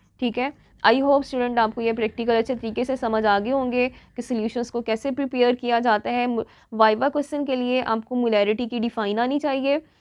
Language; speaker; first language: Urdu; non-native, local second language; Punjabi